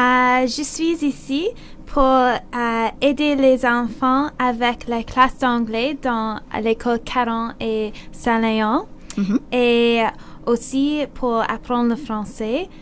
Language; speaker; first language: French; non-native, learner; English